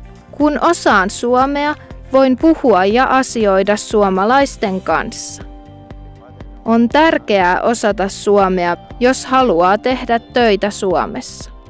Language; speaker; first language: Finnish; non-native, fluent; Arabic